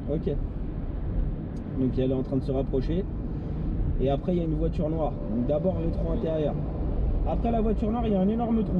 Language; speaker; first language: French; native; French